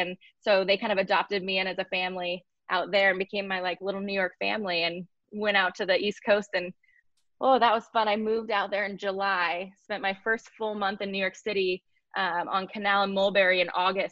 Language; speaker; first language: English; native; English